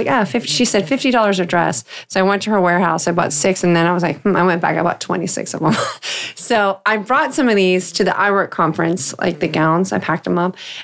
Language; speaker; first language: English; native; English